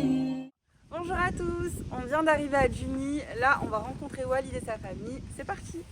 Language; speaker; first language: French; native; French